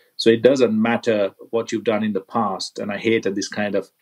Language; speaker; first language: English; non-native, local second language; Sinhala